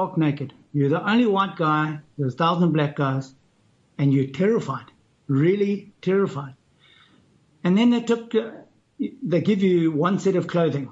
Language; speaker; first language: English; native; English